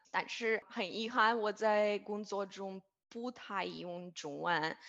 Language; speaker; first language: Chinese; non-native, fluent; Russian